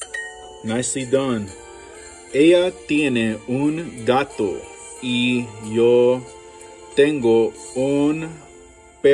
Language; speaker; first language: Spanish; non-native, learner; English